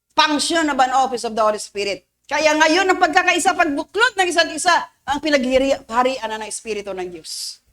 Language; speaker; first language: Filipino; non-native, local second language; Cebuano